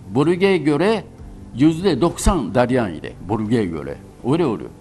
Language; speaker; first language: Turkish; non-native, learner; Japanese